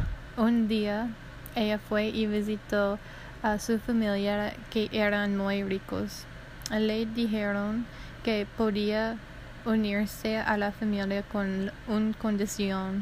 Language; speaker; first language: Spanish; non-native, learner; English